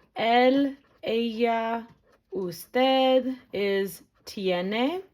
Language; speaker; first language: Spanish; non-native, fluent; English